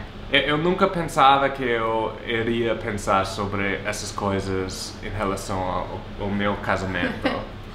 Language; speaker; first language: Portuguese; non-native, fluent; English